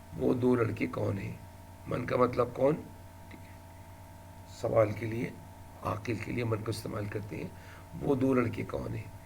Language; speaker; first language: Urdu; native; Urdu